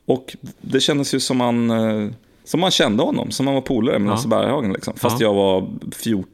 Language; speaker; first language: Swedish; native; Swedish